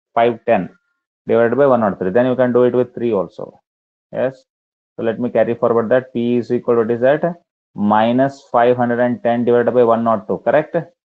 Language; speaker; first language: English; non-native, local second language; Kannada